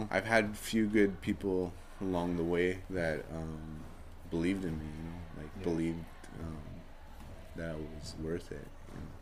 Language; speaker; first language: English; native; English